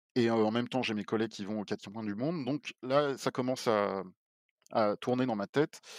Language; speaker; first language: French; native; French